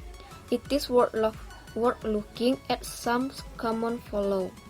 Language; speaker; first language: English; non-native, learner; Indonesian